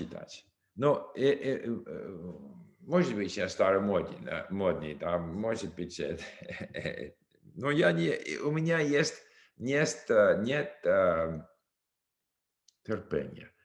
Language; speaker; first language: Russian; non-native, learner; English